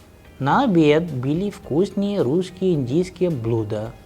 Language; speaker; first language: Russian; non-native, fluent; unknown